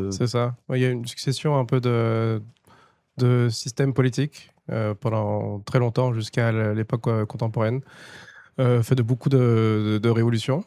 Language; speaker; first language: French; early bilingual, other home language; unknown